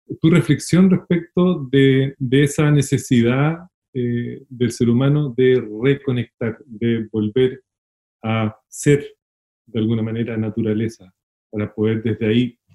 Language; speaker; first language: Spanish; native; Spanish